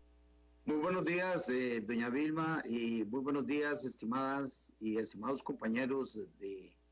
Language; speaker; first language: Spanish; native; Spanish